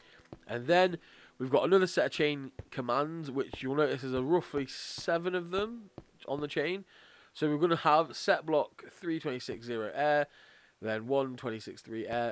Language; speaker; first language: English; native; English